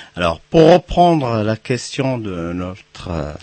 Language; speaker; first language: French; non-native, local second language; Arabic